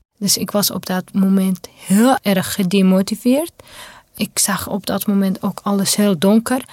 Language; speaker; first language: Dutch; non-native, fluent; Kurdish